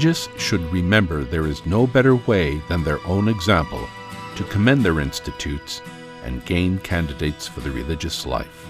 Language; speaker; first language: English; native; English